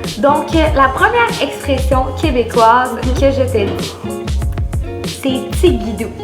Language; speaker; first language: French; native; French